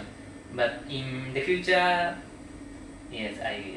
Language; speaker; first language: English; non-native, learner; Japanese